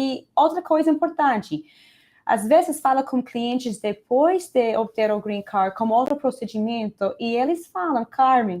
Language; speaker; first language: Portuguese; non-native, fluent; Spanish